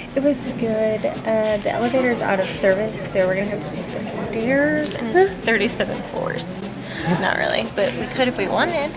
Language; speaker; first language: English; native; English